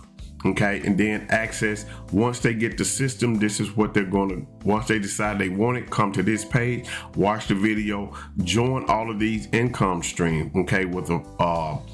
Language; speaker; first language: English; native; English